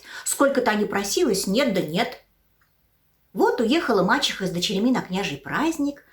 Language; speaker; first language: Russian; native; Russian